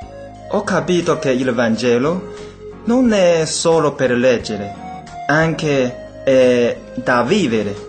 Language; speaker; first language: Italian; non-native, fluent; Chinese